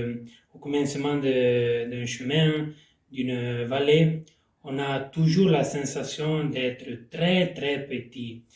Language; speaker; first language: French; non-native, local second language; Italian